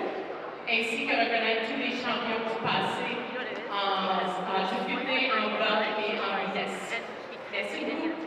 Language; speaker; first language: French; non-native, local second language; English